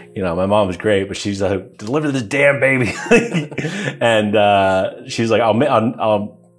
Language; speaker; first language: English; native; English